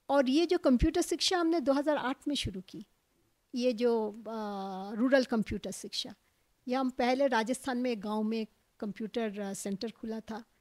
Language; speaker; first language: Hindi; non-native, local second language; Bangla